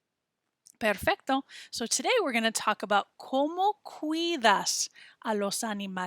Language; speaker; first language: Spanish; non-native, fluent; English